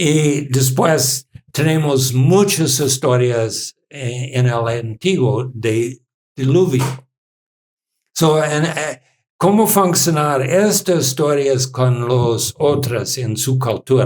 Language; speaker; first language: Spanish; non-native, learner; English